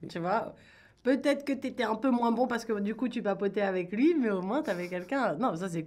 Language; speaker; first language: French; native; French